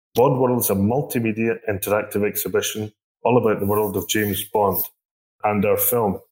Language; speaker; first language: English; native; English